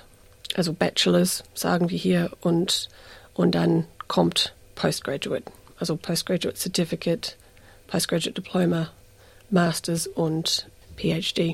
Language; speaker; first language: German; non-native, fluent; English